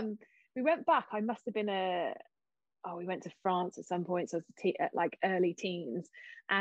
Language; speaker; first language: English; native; English